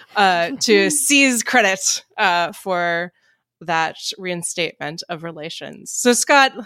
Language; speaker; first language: English; native; English